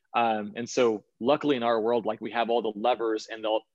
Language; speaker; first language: English; early bilingual, other home language; Danish